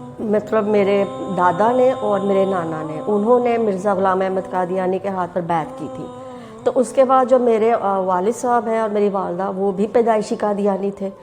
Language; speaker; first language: Urdu; native; Urdu